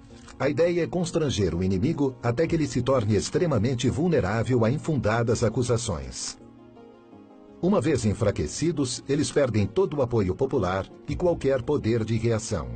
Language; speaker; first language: Portuguese; native; Portuguese